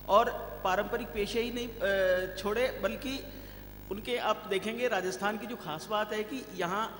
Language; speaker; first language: Hindi; native; Hindi